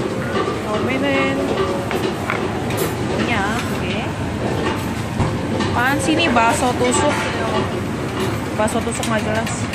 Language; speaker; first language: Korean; non-native, learner; Indonesian